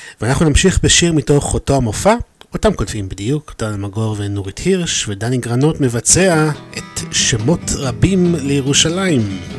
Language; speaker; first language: Hebrew; native; Hebrew